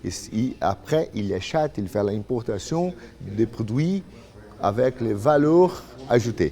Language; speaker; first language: French; non-native, fluent; Portuguese